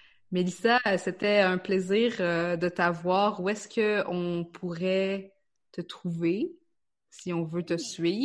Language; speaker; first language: French; native; French